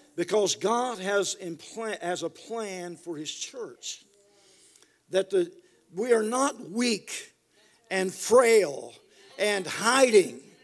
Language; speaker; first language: English; native; English